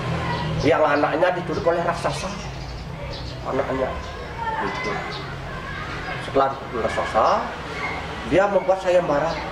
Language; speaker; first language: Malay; non-native, local second language; Balinese